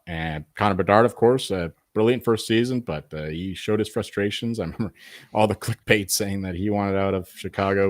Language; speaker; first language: English; native; English